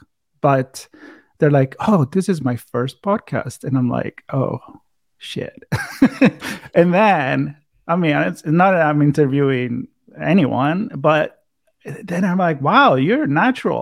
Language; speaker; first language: English; non-native, fluent; Italian